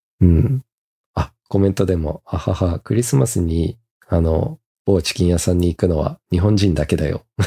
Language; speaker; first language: Japanese; early bilingual, heritage; Japanese